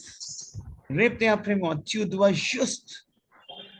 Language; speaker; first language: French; non-native, learner; Hindi